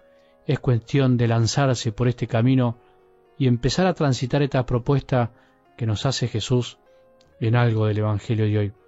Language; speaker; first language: Spanish; native; Spanish